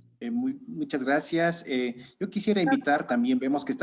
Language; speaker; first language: Spanish; native; Spanish